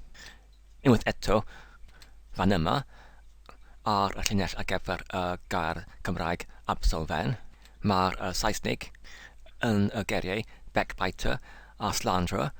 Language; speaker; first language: Welsh; non-native, learner; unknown